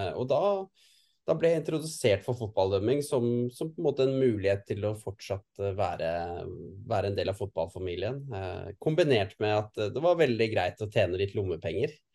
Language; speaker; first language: Norwegian; native; Norwegian